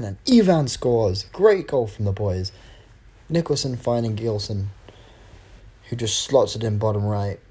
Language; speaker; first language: English; native; English